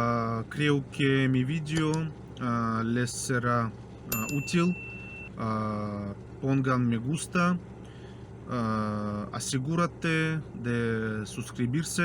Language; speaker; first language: Spanish; non-native, fluent; Russian